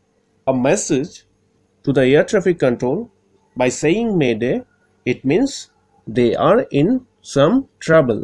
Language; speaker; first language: English; non-native, local second language; Bangla